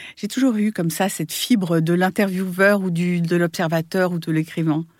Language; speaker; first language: French; native; French